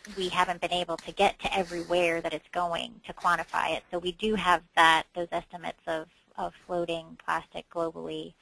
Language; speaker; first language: English; native; English